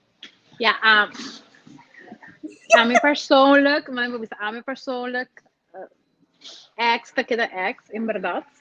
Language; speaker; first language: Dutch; non-native, local second language; Papiamento